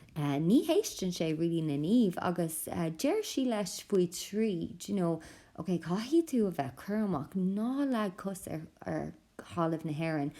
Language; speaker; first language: Irish; non-native, local second language; English